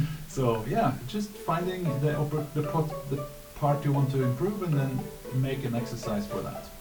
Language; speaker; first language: English; non-native, fluent; Norwegian